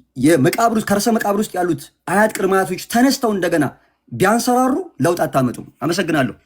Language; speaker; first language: Amharic; native; Amharic